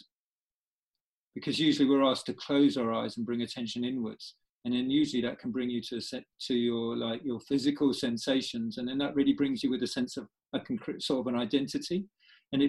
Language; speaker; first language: English; native; English